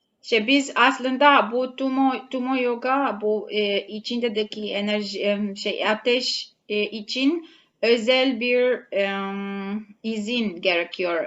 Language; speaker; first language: Turkish; non-native, learner; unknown